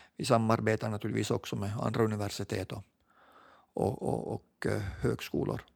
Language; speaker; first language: Swedish; native; Swedish